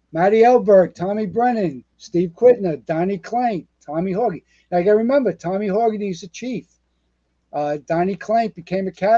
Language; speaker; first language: English; native; English